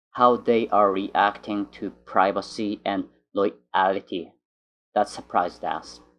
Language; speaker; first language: English; non-native, fluent; Japanese